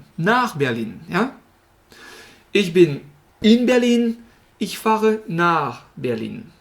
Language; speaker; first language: German; non-native, fluent; French